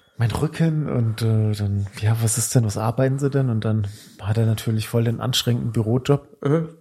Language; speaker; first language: German; early bilingual, other home language; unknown